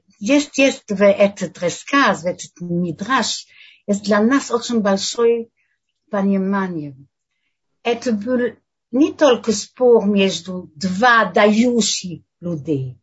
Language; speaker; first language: Russian; non-native, learner; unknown